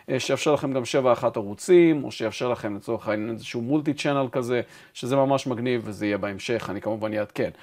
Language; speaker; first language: Hebrew; native; Hebrew